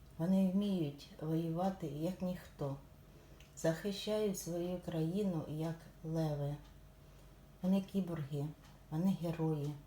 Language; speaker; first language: Ukrainian; non-native, local second language; Russian